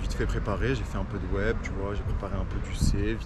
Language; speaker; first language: French; native; French